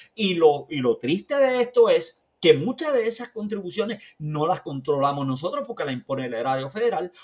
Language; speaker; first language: Spanish; native; Spanish